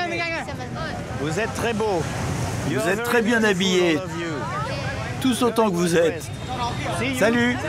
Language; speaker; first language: French; native; French